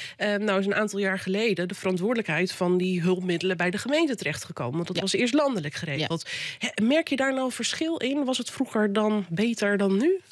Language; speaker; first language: Dutch; native; Dutch